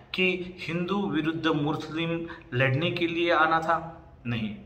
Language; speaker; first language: Hindi; non-native, local second language; Marathi